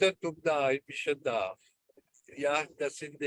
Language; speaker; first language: German; non-native, fluent; French